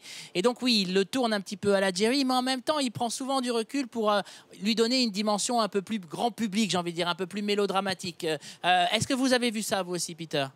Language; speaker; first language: French; native; French